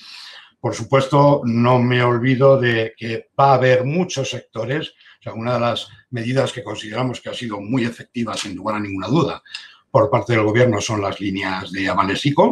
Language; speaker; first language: Spanish; native; Spanish